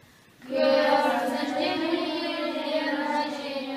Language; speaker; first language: Russian; non-native, learner; Mongolian